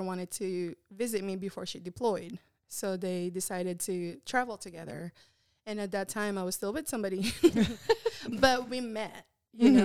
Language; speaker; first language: English; non-native, local second language; Filipino